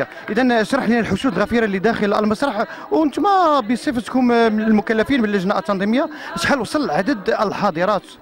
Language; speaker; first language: Arabic; native; Arabic